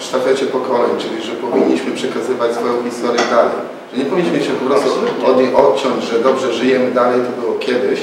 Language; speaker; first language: Polish; native; Polish